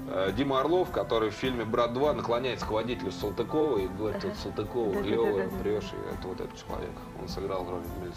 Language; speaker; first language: Russian; native; Russian